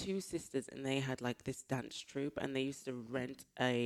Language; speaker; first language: English; native; English